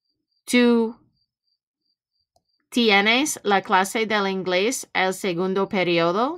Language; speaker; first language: Spanish; non-native, fluent; English